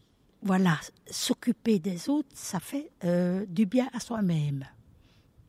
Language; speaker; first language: French; early bilingual, other home language; Italian